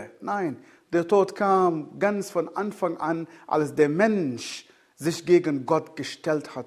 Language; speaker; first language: German; non-native, fluent; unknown